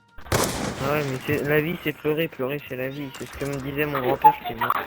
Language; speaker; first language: French; native; French